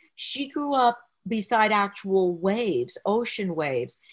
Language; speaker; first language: English; native; English